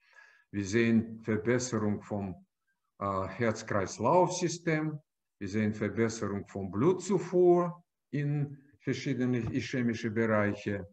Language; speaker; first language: German; non-native, fluent; Russian